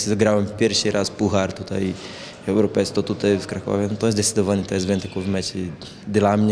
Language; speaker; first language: Polish; non-native, fluent; Portuguese